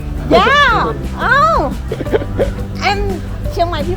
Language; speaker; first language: English; non-native, learner; Thai